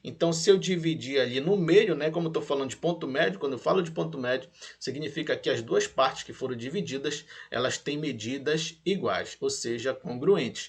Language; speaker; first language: Portuguese; native; Portuguese